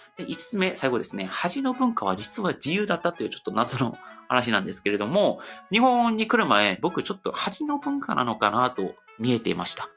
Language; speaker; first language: Japanese; non-native, fluent; Korean